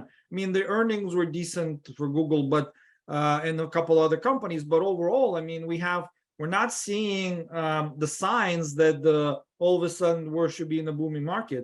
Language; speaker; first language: English; non-native, fluent; Russian